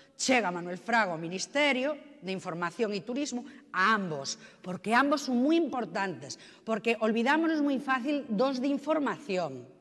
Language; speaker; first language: Galician; native; Galician